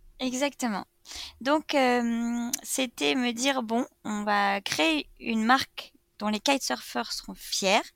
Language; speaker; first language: French; native; French